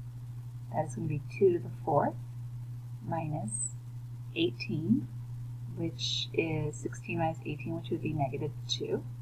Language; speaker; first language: English; native; English